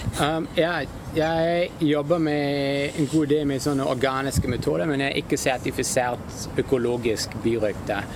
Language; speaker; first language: Norwegian; non-native, fluent; German